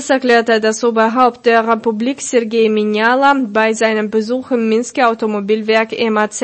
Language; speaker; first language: German; non-native, fluent; Russian